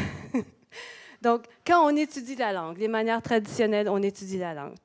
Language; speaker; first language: French; native; French